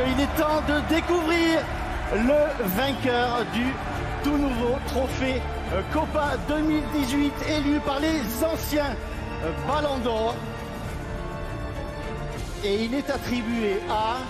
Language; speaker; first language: French; native; French